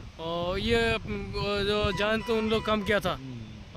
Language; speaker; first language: Hindi; non-native, local second language; Bangla